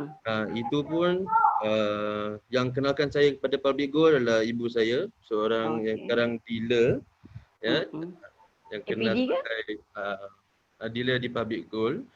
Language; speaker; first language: Malay; native; Malay